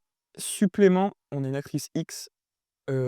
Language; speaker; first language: French; native; French